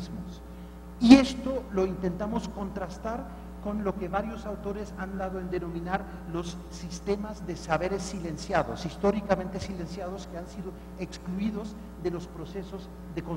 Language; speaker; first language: Spanish; non-native, fluent; German